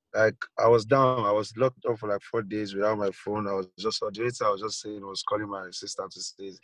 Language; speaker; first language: English; non-native, local second language; Yoruba